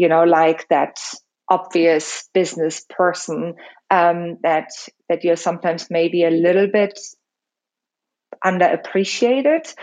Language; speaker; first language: English; non-native, fluent; German